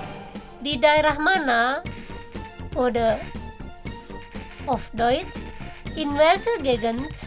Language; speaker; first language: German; non-native, fluent; Indonesian